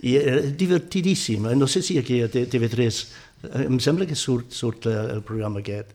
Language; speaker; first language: Catalan; non-native, fluent; English